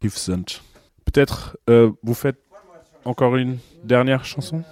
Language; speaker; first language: French; non-native, fluent; German